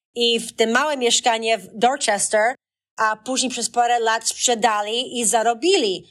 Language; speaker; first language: Polish; early bilingual, heritage; Polish